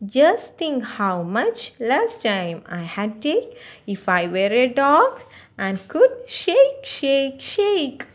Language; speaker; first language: English; non-native, local second language; Malayalam